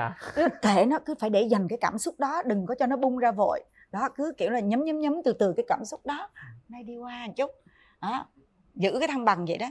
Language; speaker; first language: Vietnamese; native; Vietnamese